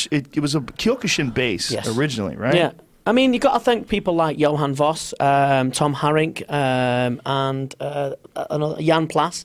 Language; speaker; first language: English; native; English